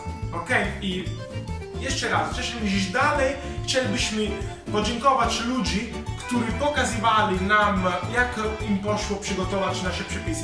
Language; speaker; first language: Polish; non-native, learner; Italian